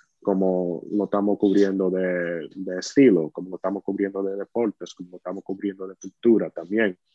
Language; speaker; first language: Spanish; early bilingual, heritage; Spanish